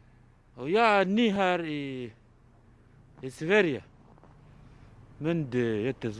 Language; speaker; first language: Swedish; non-native, learner; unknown